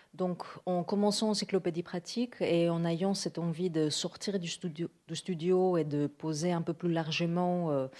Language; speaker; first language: French; non-native, fluent; Greek